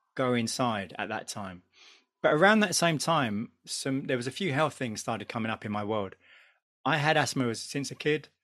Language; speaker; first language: English; native; English